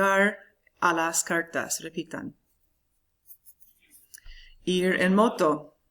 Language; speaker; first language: Spanish; non-native, fluent; English